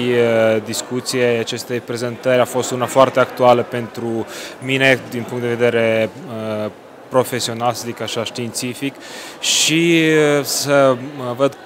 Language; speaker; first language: Romanian; native; Romanian